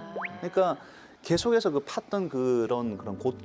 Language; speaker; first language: Korean; native; Korean